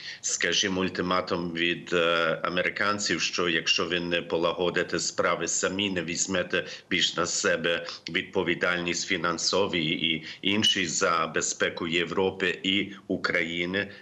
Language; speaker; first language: Ukrainian; early bilingual, heritage; Ukrainian